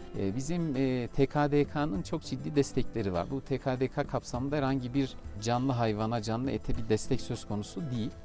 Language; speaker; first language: Turkish; native; Turkish